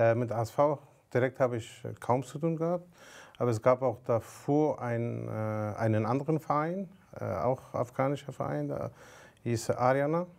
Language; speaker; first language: German; non-native, fluent; Persian